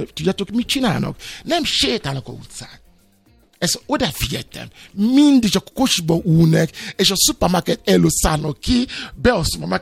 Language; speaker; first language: Hungarian; non-native, fluent; Yoruba